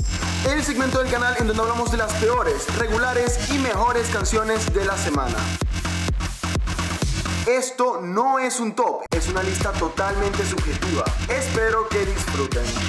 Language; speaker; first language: Spanish; native; Spanish